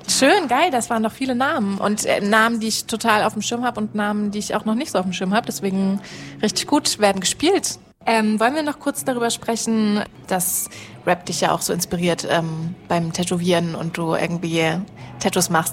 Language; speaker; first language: German; native; German